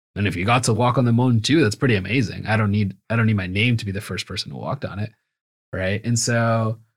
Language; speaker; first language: English; early bilingual, other home language; Spanish